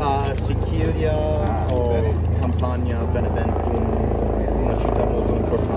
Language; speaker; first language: Italian; non-native, learner; English